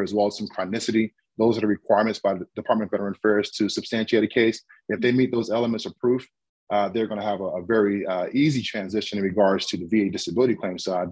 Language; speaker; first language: English; native; English